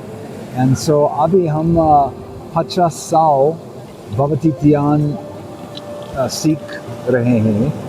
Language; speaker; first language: Hindi; non-native, learner; English